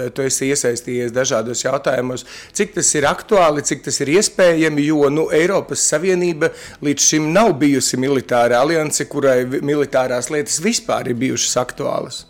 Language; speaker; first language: Latvian; native; Latvian